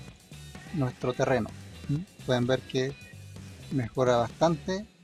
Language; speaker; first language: Spanish; native; Spanish